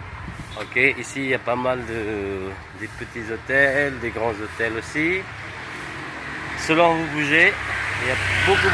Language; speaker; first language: French; non-native, fluent; Indonesian